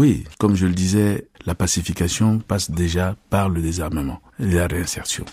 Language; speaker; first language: French; non-native, local second language; Sango